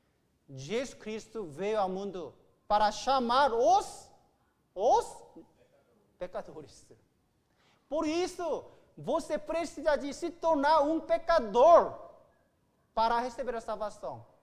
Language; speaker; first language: Portuguese; non-native, learner; Korean